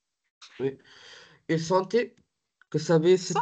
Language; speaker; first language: French; non-native, learner; Arabic